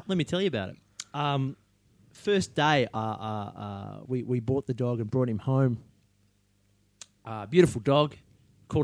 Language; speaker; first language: English; native; English